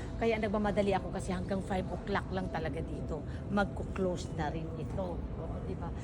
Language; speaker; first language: Filipino; native; Filipino